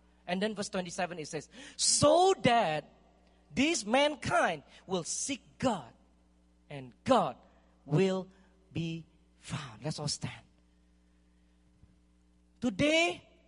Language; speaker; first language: English; non-native, fluent; Indonesian